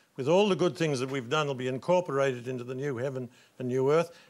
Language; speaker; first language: English; native; English